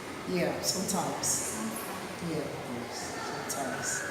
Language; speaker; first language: English; non-native, fluent; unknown